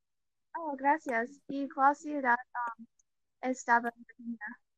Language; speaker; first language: Spanish; non-native, learner; English